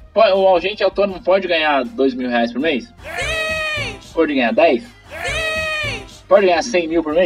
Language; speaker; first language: Portuguese; native; Portuguese